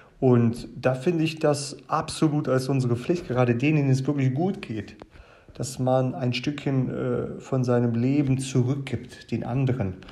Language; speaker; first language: German; early bilingual, other home language; Russian